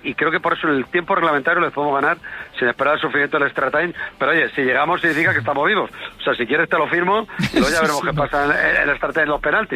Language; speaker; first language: Spanish; native; Spanish